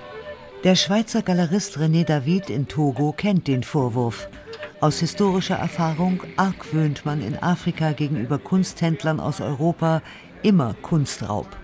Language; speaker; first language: German; native; German